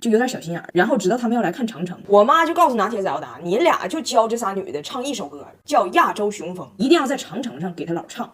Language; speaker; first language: Chinese; native; Chinese